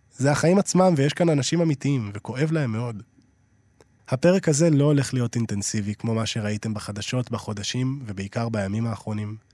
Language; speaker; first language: Hebrew; native; Hebrew